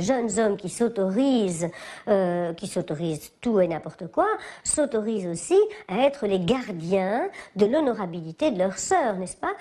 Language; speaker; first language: French; native; French